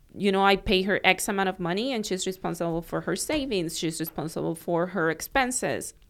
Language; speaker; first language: English; non-native, fluent; Spanish